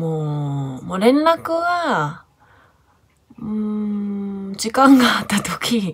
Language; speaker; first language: Japanese; non-native, learner; Korean